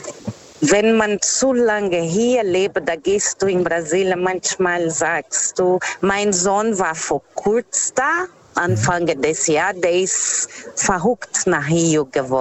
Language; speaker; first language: German; non-native, fluent; Portuguese